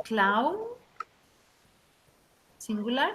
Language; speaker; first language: English; non-native, learner; Spanish